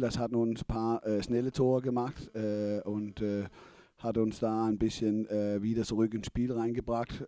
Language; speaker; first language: German; non-native, fluent; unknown